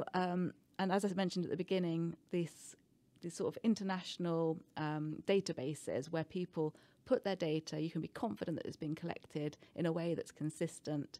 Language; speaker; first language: English; native; English